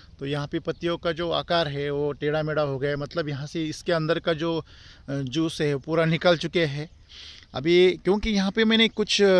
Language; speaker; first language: Hindi; non-native, local second language; Marathi